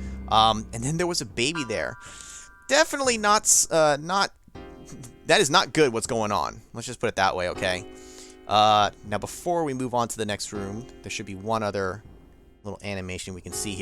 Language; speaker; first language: English; native; English